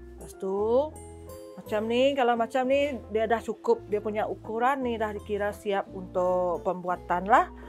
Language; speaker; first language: Malay; non-native, local second language; Iban